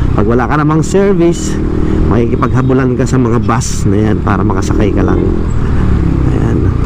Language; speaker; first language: Filipino; non-native, local second language; Waray